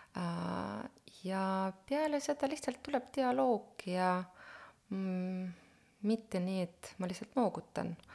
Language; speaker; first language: Estonian; non-native, local second language; Russian